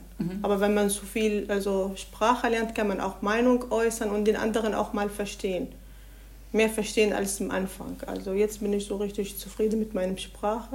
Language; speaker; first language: German; non-native, learner; Arabic